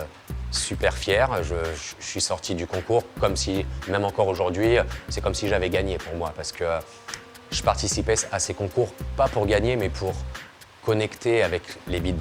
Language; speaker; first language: French; native; French